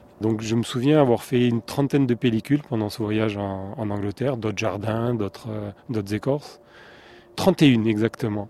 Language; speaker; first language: French; native; French